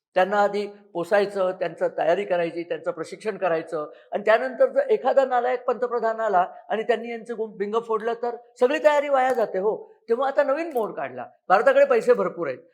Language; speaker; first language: Marathi; native; Marathi